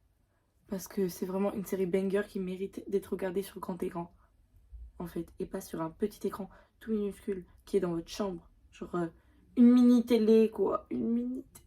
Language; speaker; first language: French; native; French